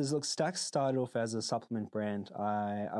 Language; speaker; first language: English; native; English